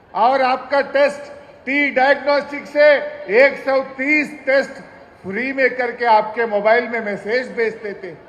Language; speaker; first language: Hindi; non-native, local second language; Telugu